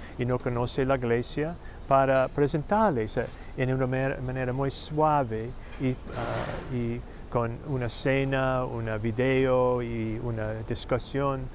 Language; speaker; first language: Spanish; non-native, learner; English